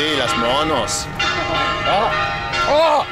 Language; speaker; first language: Spanish; non-native, learner; English